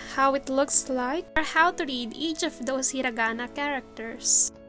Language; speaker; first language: English; non-native, local second language; Filipino